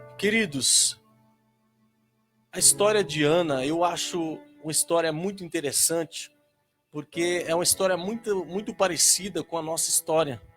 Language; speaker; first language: Portuguese; native; Portuguese